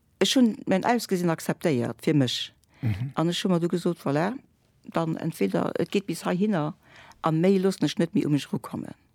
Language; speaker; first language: Luxembourgish; early bilingual, other home language; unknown